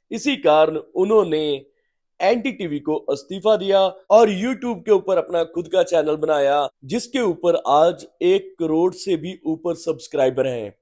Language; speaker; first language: Hindi; native; Hindi